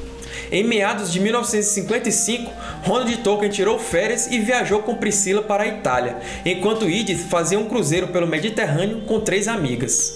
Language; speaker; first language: Portuguese; native; Portuguese